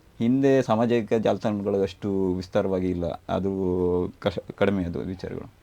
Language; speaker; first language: Kannada; native; Kannada